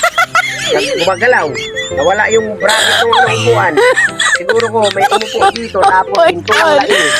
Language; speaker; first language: Filipino; non-native, local second language; Waray